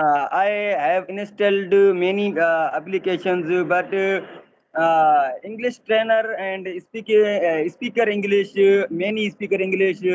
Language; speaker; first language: English; non-native, learner; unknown